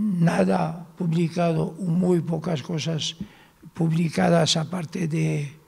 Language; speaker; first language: Spanish; non-native, fluent; Arabic